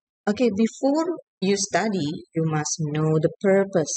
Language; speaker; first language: English; non-native, fluent; Indonesian